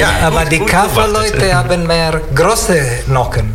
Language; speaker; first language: German; non-native, learner; Italian